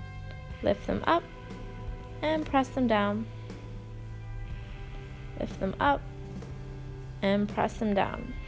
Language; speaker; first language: English; native; English